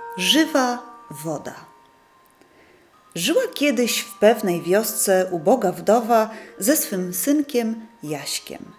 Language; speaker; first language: Polish; native; Polish